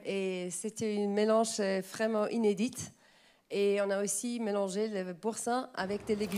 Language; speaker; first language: French; non-native, fluent; German